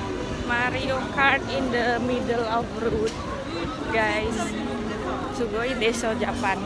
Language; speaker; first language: English; non-native, learner; Indonesian